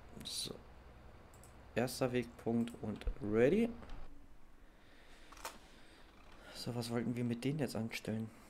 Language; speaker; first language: German; native; German